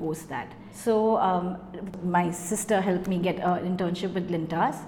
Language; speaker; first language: English; non-native, local second language; Hindi